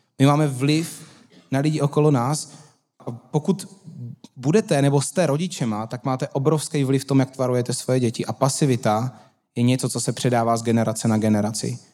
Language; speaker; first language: Czech; native; Czech